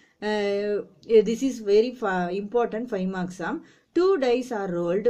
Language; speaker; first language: English; non-native, local second language; Tamil